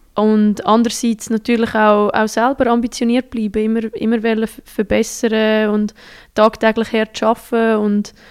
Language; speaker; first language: German; native; German